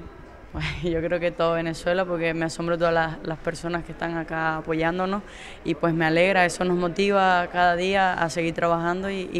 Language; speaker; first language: Spanish; native; Spanish